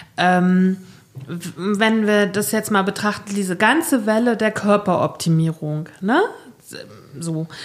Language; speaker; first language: German; native; German